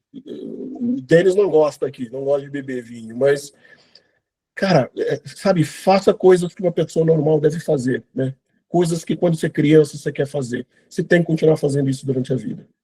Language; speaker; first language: Portuguese; non-native, local second language; Kabuverdianu